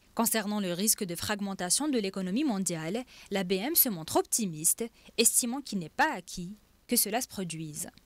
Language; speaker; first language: French; non-native, local second language; Arabic